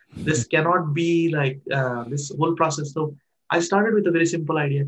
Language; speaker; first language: English; non-native, local second language; Marathi